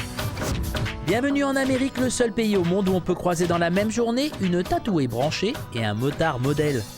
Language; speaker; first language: French; native; French